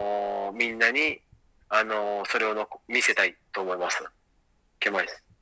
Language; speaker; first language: Japanese; non-native, learner; Portuguese